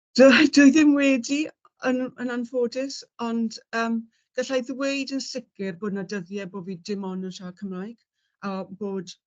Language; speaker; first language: Welsh; native; Welsh